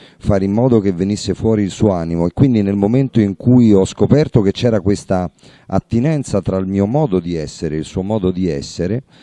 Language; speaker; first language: Italian; native; Italian